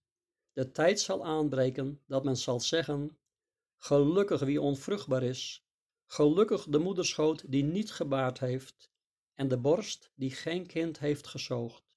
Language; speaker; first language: Dutch; native; Dutch